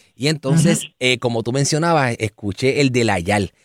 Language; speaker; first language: Spanish; native; Spanish